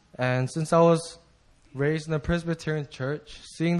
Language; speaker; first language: English; native; English